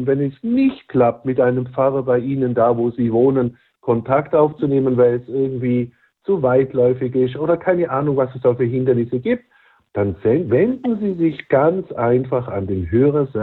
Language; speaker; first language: German; native; German